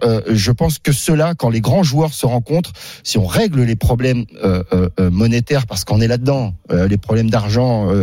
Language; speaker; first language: French; native; French